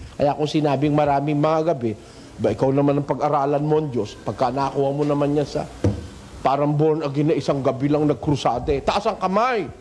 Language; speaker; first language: Filipino; native; Filipino